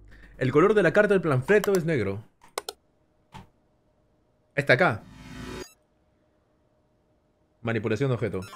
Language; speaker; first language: Spanish; native; Spanish